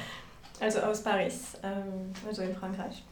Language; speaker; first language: German; non-native, fluent; French